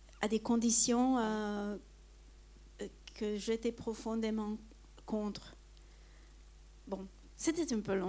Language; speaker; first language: French; non-native, fluent; Hungarian